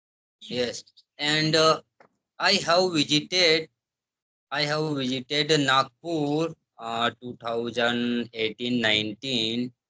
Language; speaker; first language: English; non-native, learner; Hindi